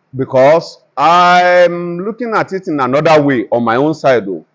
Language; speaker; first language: English; non-native, local second language; Yoruba